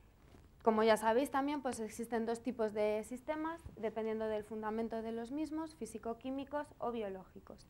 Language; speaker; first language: Spanish; native; Spanish